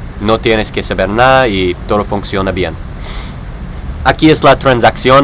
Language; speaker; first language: Spanish; non-native, learner; English